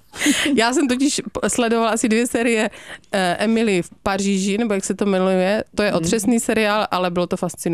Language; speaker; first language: Czech; native; Czech